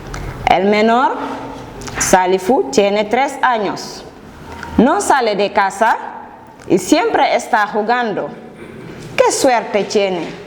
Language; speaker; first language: Spanish; non-native, fluent; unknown